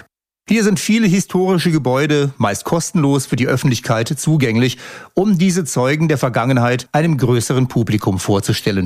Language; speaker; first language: German; native; German